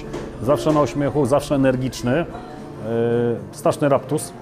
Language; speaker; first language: Polish; native; Polish